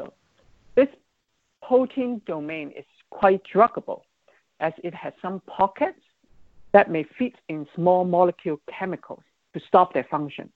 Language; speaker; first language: English; non-native, local second language; Cantonese